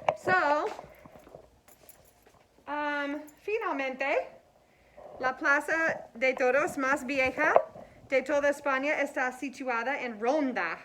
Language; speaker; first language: Spanish; non-native, fluent; English